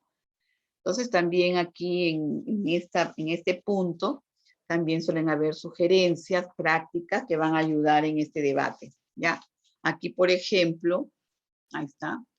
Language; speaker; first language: Spanish; native; Spanish